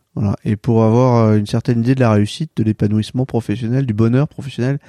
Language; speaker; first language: French; native; French